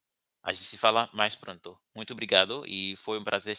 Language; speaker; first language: Portuguese; non-native, fluent; Haitian Creole